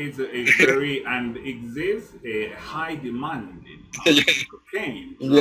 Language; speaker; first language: English; non-native, fluent; Spanish